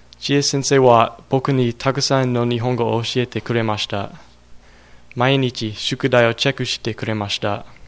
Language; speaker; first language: Japanese; non-native, learner; English